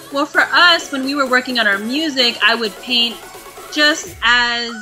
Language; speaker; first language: English; native; English